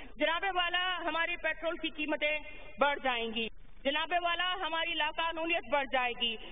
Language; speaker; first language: Urdu; non-native, local second language; Sindhi